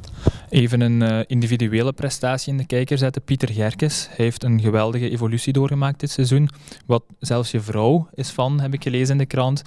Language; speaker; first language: Dutch; native; Dutch